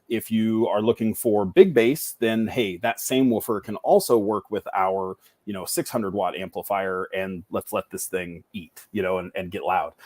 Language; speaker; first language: English; native; English